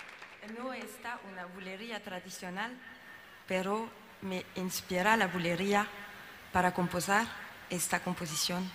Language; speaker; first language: Spanish; non-native, learner; French